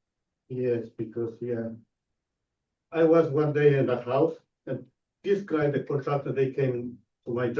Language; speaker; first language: English; non-native, learner; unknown